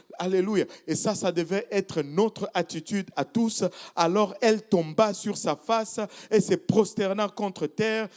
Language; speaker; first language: French; non-native, local second language; Swahili